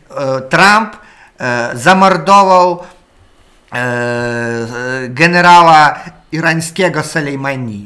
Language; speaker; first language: Polish; non-native, learner; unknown